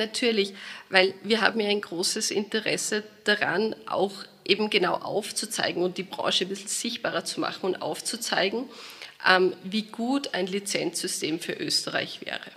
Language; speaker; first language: German; native; German